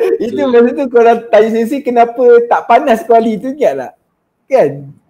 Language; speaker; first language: Malay; native; Malay